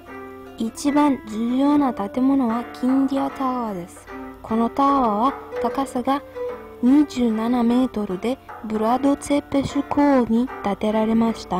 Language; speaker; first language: Japanese; non-native, learner; Romanian